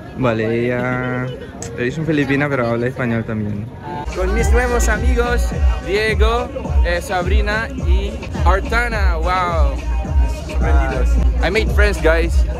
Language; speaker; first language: Spanish; non-native, learner; Filipino